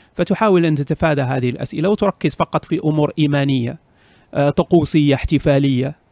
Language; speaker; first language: Arabic; native; Arabic